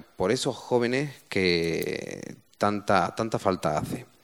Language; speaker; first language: Spanish; native; Spanish